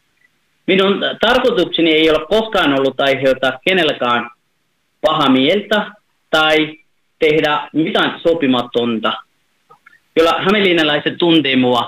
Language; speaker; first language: Finnish; non-native, fluent; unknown